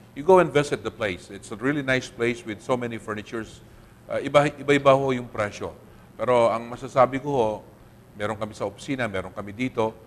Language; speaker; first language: Filipino; non-native, local second language; Pampanga